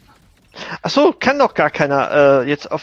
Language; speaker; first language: German; native; German